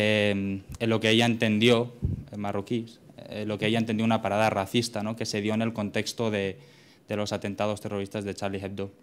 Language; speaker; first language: Spanish; native; Spanish